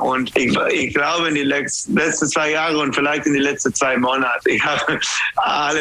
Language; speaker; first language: German; non-native, learner; English